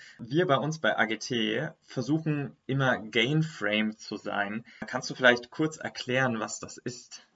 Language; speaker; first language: German; native; German